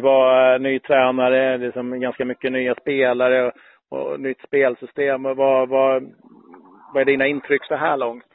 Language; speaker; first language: Swedish; native; Swedish